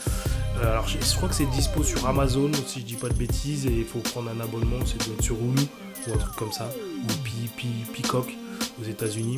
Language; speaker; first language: French; native; French